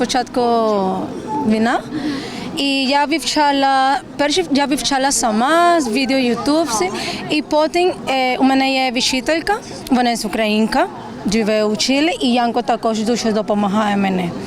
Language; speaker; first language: Ukrainian; non-native, learner; Spanish